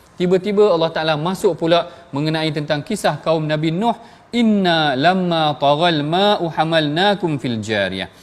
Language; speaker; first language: Malay; native; Malay